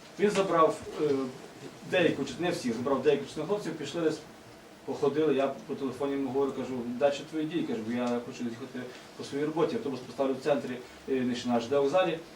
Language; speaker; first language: Ukrainian; native; Ukrainian